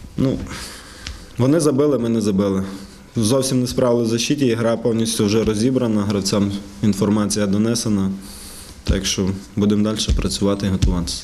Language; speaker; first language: Ukrainian; non-native, local second language; Russian